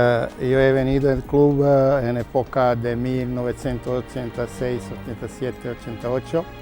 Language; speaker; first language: Spanish; non-native, fluent; Serbian